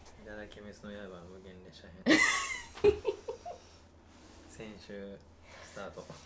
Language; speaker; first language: Japanese; native; Japanese